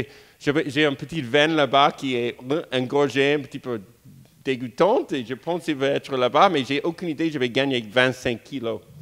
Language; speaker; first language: French; non-native, fluent; English